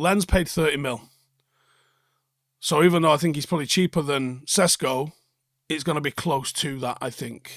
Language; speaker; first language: English; native; English